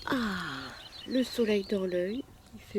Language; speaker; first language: French; native; French